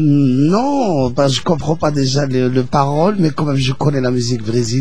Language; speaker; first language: French; non-native, local second language; Arabic